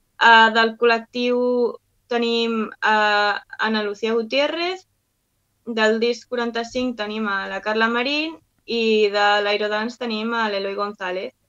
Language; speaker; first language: Catalan; non-native, local second language; Spanish